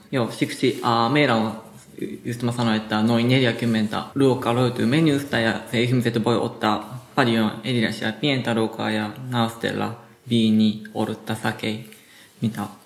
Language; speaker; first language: Finnish; non-native, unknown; Japanese